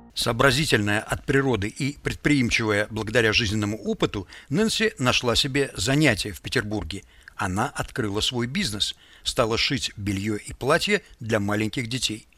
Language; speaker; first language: Russian; native; Russian